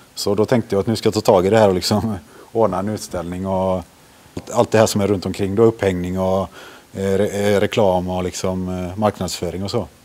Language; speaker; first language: Swedish; early bilingual, other home language; Finnish